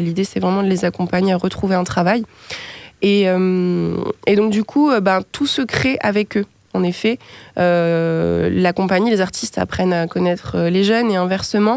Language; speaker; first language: French; native; French